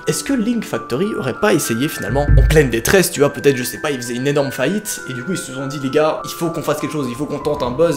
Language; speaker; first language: French; native; French